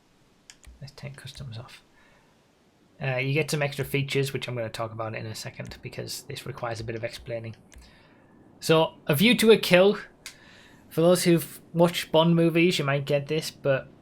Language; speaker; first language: English; native; English